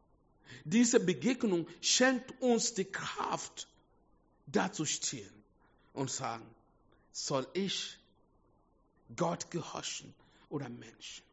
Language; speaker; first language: German; non-native, fluent; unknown